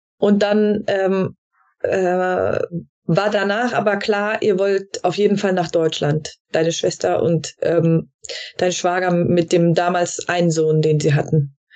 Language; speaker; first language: German; native; German